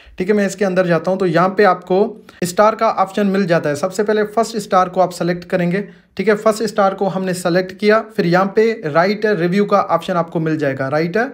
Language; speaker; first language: Urdu; non-native, local second language; Sindhi